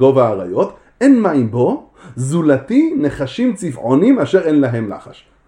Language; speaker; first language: Hebrew; native; Hebrew